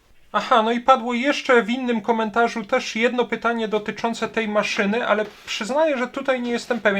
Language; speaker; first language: Polish; native; Polish